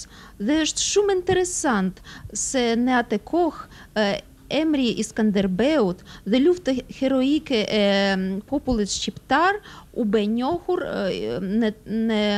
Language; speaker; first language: Albanian; non-native, fluent; Russian